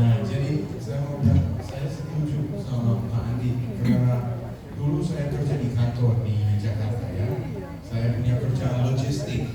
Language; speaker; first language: Indonesian; non-native, fluent; Danish